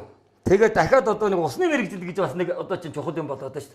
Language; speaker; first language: Mongolian; native; Mongolian